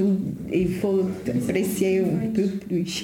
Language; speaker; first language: French; non-native, learner; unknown